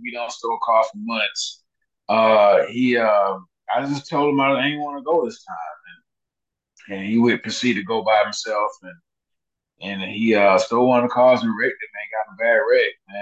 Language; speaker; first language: English; native; English